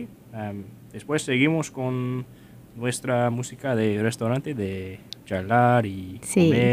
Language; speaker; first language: Spanish; non-native, learner; English